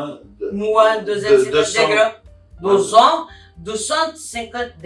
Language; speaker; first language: French; non-native, learner; Portuguese